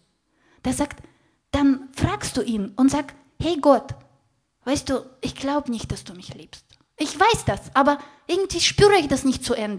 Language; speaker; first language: German; non-native, fluent; Russian